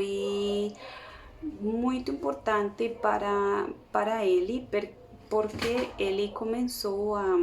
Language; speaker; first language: Portuguese; non-native, learner; Spanish